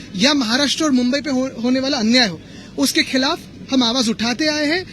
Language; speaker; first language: Hindi; non-native, local second language; Marathi